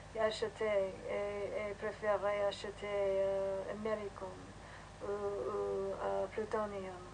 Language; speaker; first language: French; non-native, learner; English